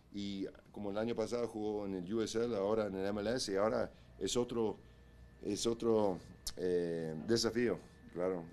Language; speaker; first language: Spanish; early bilingual, heritage; Spanish